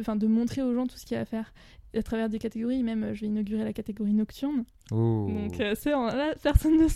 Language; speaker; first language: French; native; French